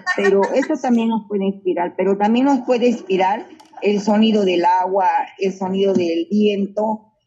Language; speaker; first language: Spanish; native; Spanish